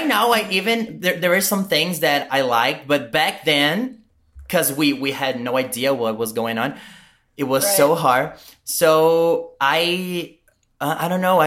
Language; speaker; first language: English; non-native, fluent; Portuguese